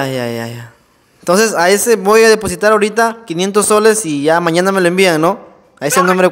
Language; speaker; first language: Spanish; native; Spanish